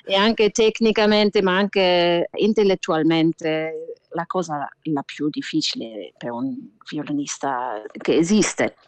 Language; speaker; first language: Italian; non-native, fluent; German